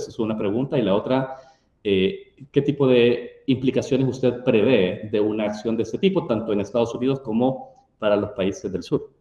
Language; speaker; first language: Spanish; native; Spanish